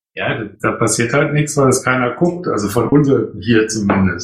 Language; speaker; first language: German; native; German